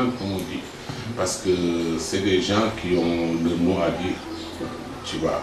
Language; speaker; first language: French; non-native, local second language; Wolof